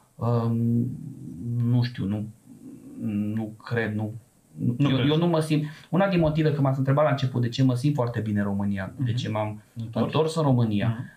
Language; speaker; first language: Romanian; non-native, local second language; Serbian